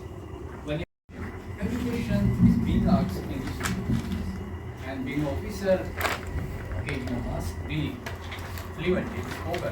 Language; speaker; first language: English; non-native, fluent; Urdu